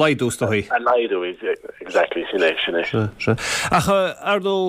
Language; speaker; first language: Irish; non-native, local second language; English